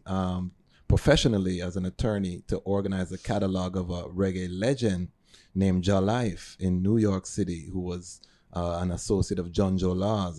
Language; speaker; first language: English; native; English